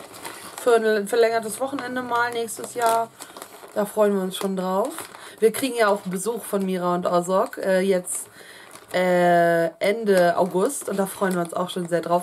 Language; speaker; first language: German; native; German